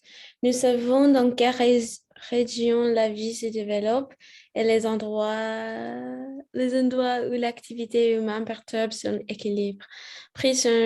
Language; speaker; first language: French; non-native, learner; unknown